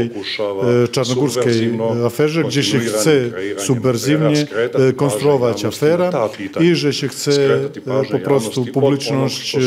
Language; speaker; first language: Polish; non-native, fluent; Serbian